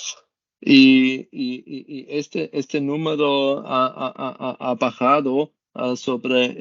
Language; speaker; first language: Spanish; non-native, learner; German